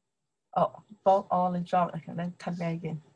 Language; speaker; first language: English; non-native, learner; Chinese